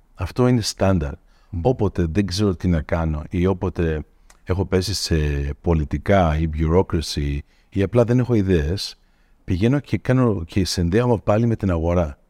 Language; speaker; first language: Greek; early bilingual, heritage; Greek